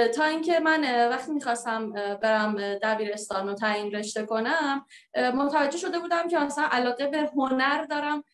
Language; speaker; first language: Persian; native; Persian